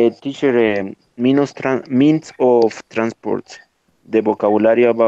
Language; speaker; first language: English; non-native, learner; Spanish